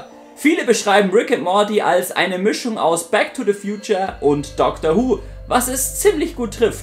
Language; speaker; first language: German; native; German